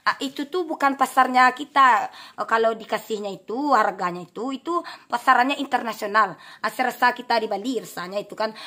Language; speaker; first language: Malay; non-native, local second language; Minangkabau